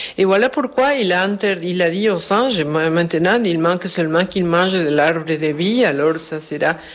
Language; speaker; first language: French; non-native, fluent; Spanish